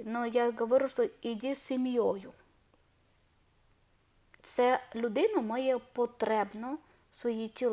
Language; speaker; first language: Ukrainian; non-native, learner; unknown